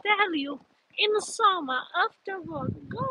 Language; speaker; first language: English; non-native, learner; German